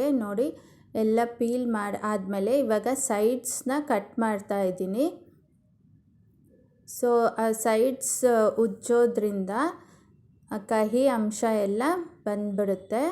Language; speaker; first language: Kannada; native; Kannada